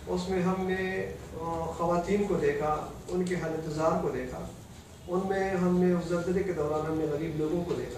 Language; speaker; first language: Urdu; non-native, local second language; Pashto